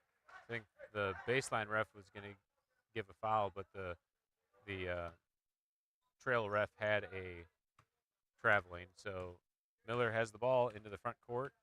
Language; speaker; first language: English; native; English